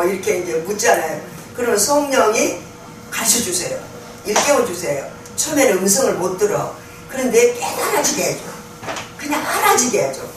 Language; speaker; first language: Korean; native; Korean